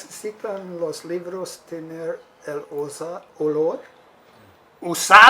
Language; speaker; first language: Spanish; non-native, fluent; English